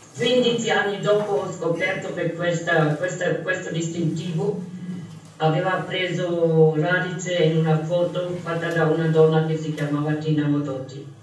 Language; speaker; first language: Italian; native; Italian